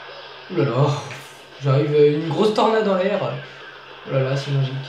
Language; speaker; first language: French; native; French